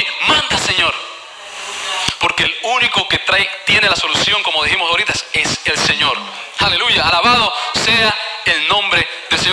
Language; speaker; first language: Spanish; native; Spanish